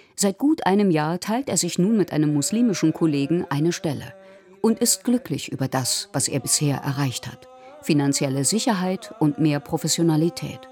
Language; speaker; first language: German; native; German